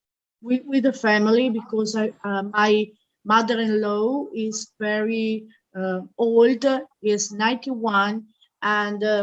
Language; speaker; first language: English; non-native, learner; Italian